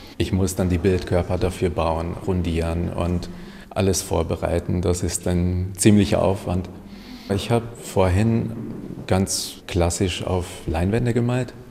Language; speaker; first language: German; non-native, fluent; Hungarian